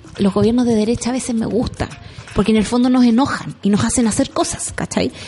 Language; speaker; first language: Spanish; native; Spanish